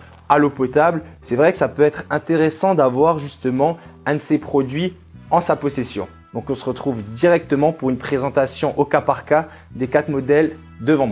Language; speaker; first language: French; native; French